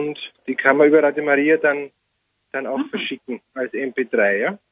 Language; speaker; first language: German; native; German